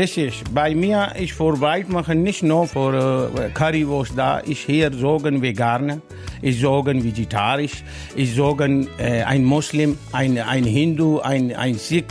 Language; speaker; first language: German; non-native, learner; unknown